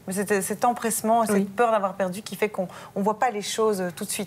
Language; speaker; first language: French; native; French